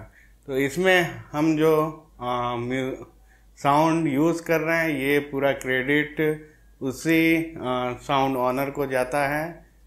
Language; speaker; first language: Hindi; native; Hindi